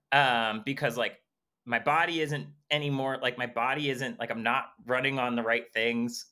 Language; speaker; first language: English; native; English